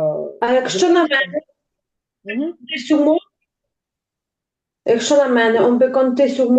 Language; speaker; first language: French; non-native, learner; Ukrainian